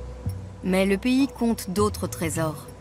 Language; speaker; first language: French; native; French